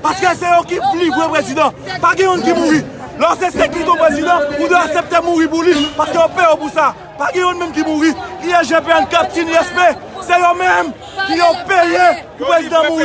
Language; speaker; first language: Haitian Creole; native; Haitian Creole